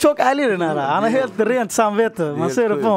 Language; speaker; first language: Swedish; native; Swedish